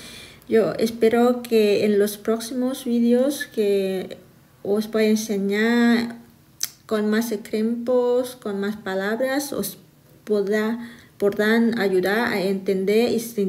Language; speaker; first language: Spanish; non-native, fluent; Thai